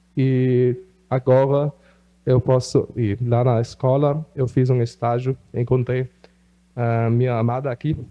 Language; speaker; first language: Portuguese; non-native, local second language; German